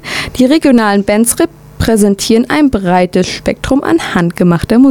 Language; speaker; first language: German; native; German